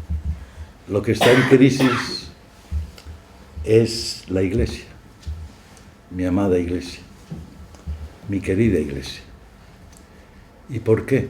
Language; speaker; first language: Spanish; native; Spanish